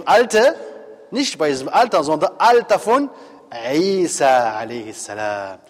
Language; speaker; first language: German; non-native, fluent; Arabic